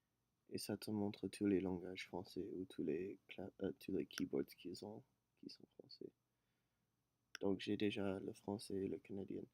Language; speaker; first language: French; non-native, learner; English